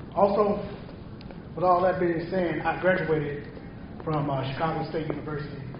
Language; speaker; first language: English; native; English